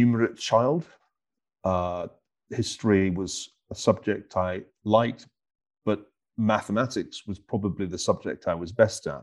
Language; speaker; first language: English; native; English